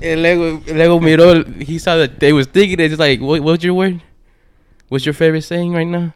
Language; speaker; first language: English; early bilingual, other home language; Spanish